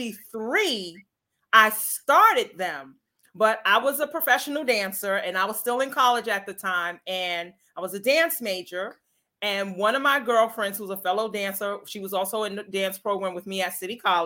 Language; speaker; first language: English; native; English